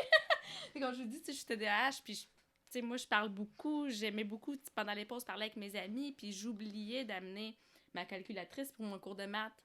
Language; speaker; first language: French; early bilingual, other home language; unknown